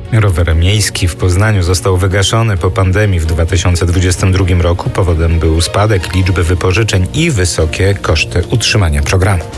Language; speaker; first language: Polish; native; Polish